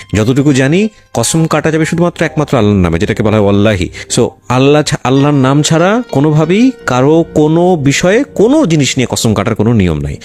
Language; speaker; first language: Bangla; native; Bangla